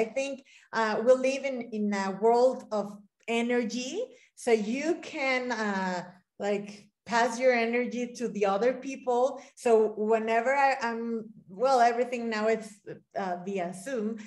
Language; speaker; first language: English; non-native, fluent; Spanish